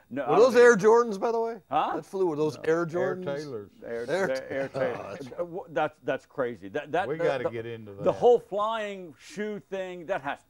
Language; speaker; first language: English; native; English